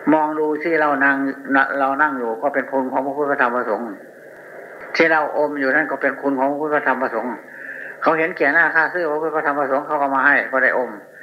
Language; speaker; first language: Thai; native; Thai